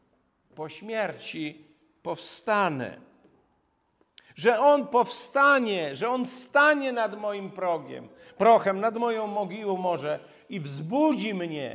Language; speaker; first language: Polish; native; Polish